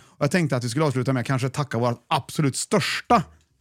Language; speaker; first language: Swedish; native; Swedish